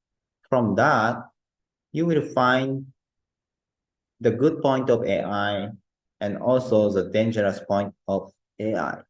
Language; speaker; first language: English; non-native, learner; Japanese